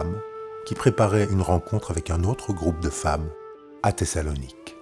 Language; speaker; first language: French; native; French